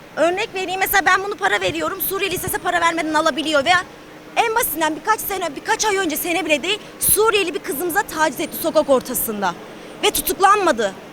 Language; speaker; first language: Turkish; native; Turkish